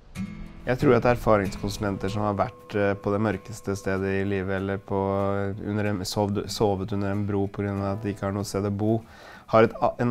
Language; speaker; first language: Norwegian; native; Norwegian